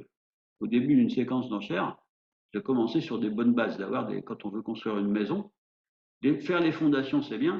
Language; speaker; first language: French; native; French